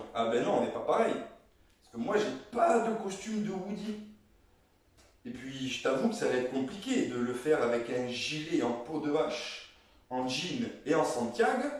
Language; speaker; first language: French; native; French